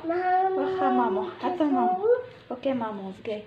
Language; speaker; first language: Arabic; native; Arabic